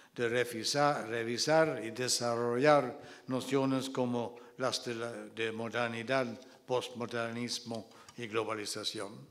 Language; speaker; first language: Spanish; non-native, fluent; Swedish